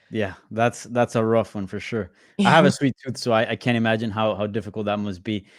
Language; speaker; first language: English; native; English